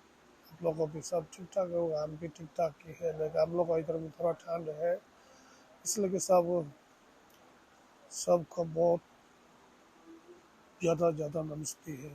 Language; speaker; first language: Hindi; non-native, local second language; Tibetan